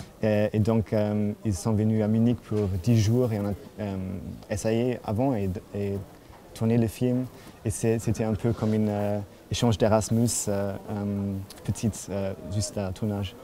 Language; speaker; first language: French; non-native, fluent; German